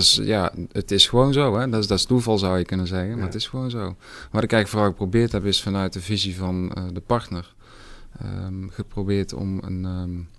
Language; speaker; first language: Dutch; native; Dutch